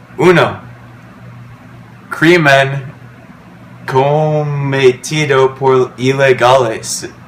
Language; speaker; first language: Spanish; non-native, learner; English